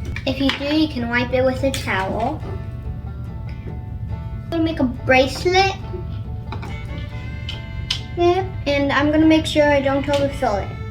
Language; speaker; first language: English; native; English